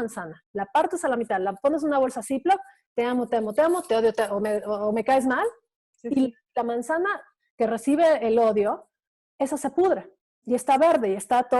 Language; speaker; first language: Spanish; native; Spanish